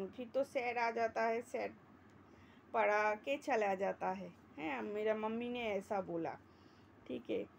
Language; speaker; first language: Hindi; non-native, local second language; Bangla